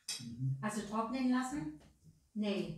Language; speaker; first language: German; native; German